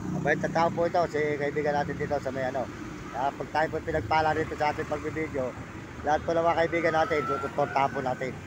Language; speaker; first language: Filipino; native; Filipino